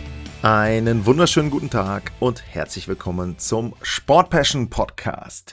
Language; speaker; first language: German; native; German